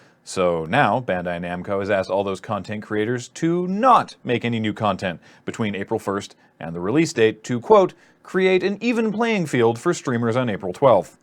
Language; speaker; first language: English; native; English